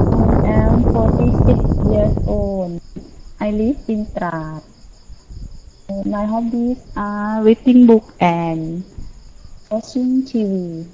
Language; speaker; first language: English; non-native, learner; Thai